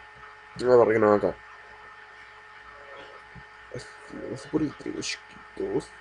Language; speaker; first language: Spanish; native; Spanish